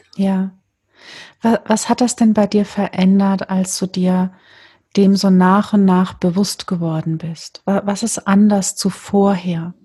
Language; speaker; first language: German; native; German